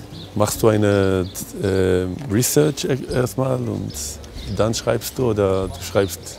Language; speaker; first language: German; non-native, learner; Hebrew